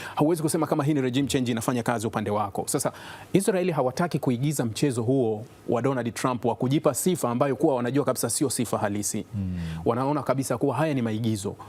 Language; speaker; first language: Swahili; native; Swahili